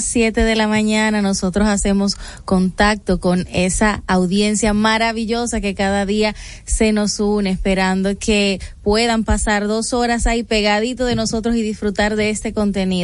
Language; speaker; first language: Spanish; native; Spanish